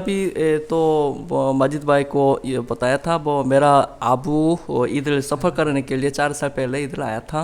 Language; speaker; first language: Urdu; non-native, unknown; Korean